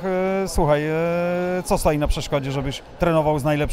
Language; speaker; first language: Polish; native; Polish